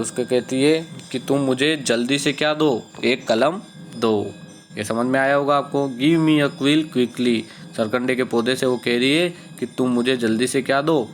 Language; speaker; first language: Hindi; native; Hindi